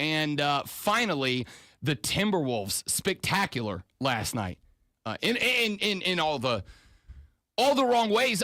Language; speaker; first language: English; native; English